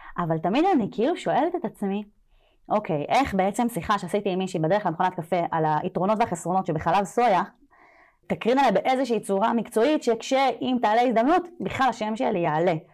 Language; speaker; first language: Hebrew; native; Hebrew